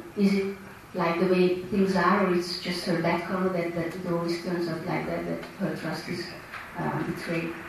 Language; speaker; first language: English; non-native, fluent; Hungarian